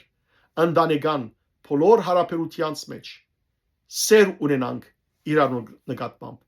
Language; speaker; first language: Armenian; native; Armenian